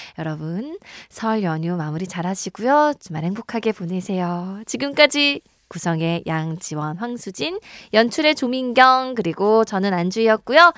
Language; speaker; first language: Korean; native; Korean